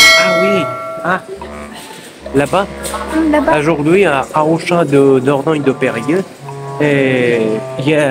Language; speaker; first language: French; non-native, learner; Greek